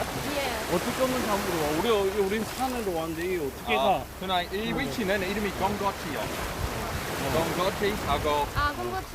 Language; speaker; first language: Korean; native; Korean